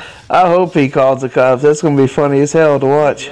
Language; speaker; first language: English; native; English